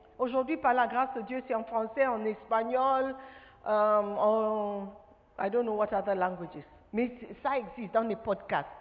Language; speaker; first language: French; non-native, fluent; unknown